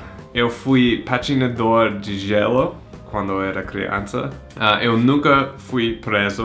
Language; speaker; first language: Portuguese; non-native, fluent; English